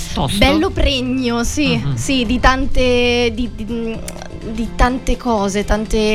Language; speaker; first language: Italian; native; Italian